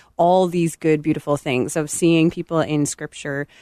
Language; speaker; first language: English; native; English